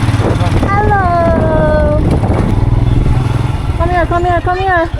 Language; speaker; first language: English; non-native, learner; Korean